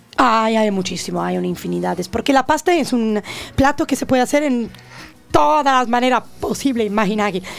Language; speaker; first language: Spanish; non-native, fluent; Italian